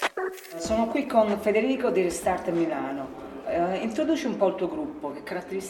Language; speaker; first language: Italian; native; Italian